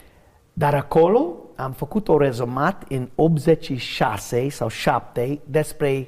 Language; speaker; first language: Romanian; non-native, learner; English